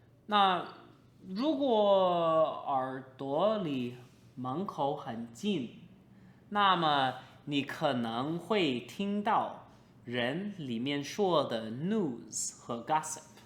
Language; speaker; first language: Chinese; non-native, fluent; English